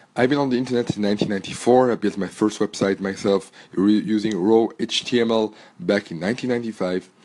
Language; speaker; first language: English; non-native, fluent; French